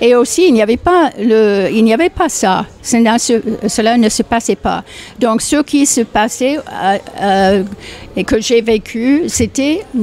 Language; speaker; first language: French; non-native, fluent; English